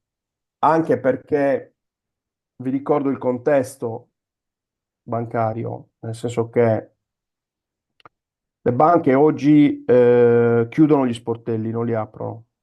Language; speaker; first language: Italian; native; Italian